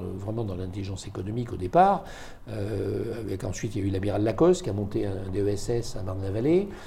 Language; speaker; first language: French; native; French